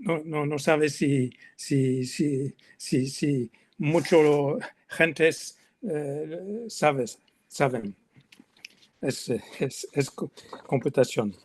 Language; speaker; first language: Spanish; non-native, learner; French